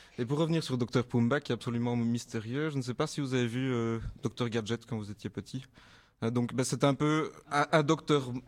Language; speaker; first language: French; native; French